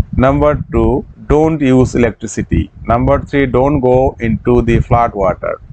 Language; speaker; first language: English; non-native, local second language; Assamese